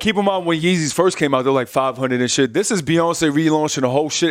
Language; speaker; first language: English; native; English